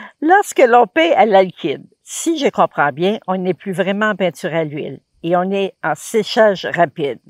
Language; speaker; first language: French; native; French